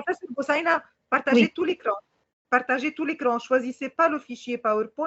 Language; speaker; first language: French; non-native, fluent; Arabic